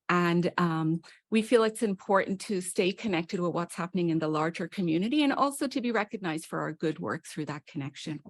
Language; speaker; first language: English; native; English